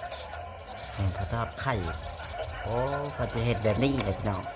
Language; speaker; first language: Thai; non-native, local second language; Northeastern Thai